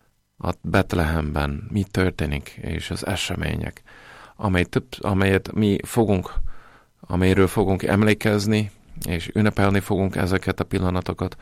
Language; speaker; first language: Hungarian; non-native, fluent; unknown